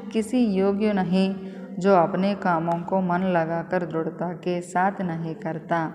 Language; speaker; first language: Hindi; non-native, local second language; Telugu